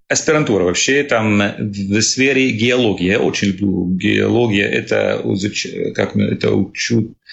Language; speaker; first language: Russian; non-native, learner; Arabic